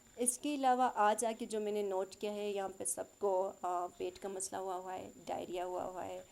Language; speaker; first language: Urdu; non-native, local second language; Khowar